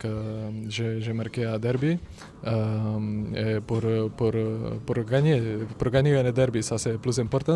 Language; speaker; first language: French; non-native, learner; Slovenian